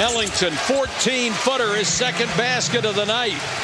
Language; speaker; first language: English; native; English